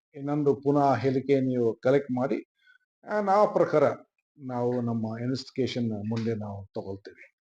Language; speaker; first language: Kannada; non-native, fluent; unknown